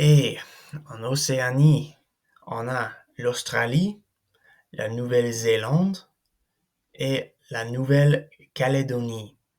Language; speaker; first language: French; non-native, fluent; English